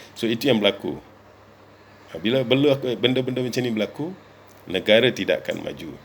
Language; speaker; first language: Malay; non-native, local second language; Tamil